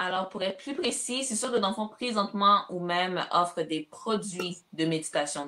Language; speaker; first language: French; native; French